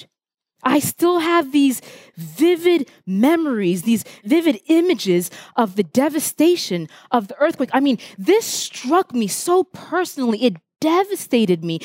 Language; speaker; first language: English; early bilingual, other home language; Haitian Creole